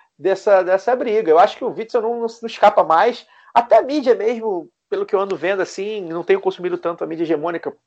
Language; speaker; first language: Portuguese; native; Portuguese